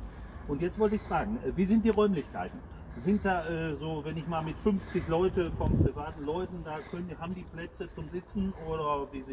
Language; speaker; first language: German; native; German